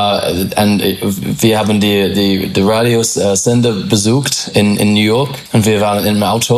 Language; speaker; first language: German; non-native, fluent; English